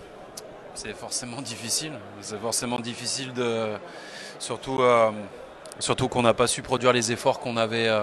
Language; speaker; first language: French; native; French